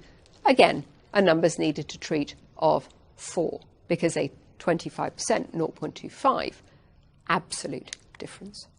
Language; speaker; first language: English; native; English